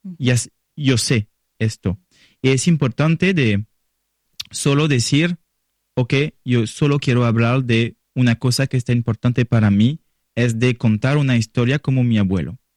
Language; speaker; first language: Spanish; non-native, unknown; French